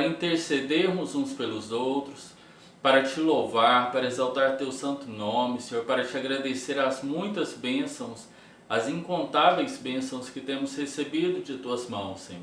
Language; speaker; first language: Portuguese; native; Portuguese